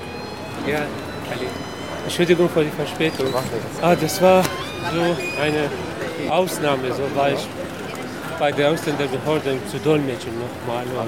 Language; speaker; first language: German; non-native, local second language; Kurdish